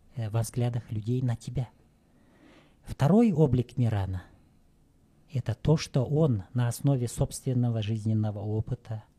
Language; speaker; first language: Russian; non-native, local second language; Kyrgyz